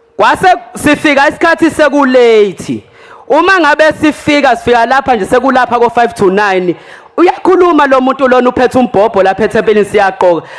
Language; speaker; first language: Zulu; native; Zulu